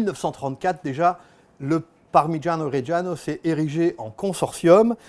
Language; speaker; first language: French; native; French